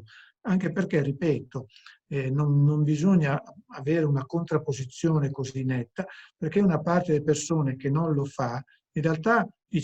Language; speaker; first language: Italian; native; Italian